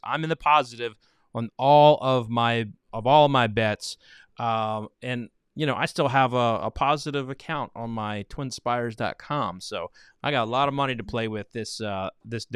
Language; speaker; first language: English; native; English